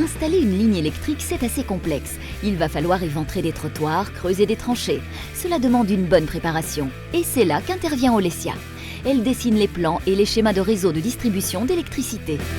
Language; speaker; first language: French; native; French